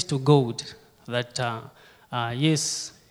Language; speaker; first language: English; non-native, local second language; Bemba